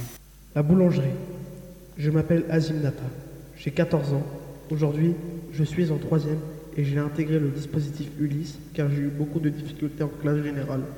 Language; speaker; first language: French; native; French